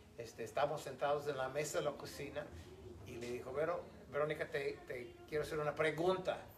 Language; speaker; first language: Spanish; non-native, fluent; English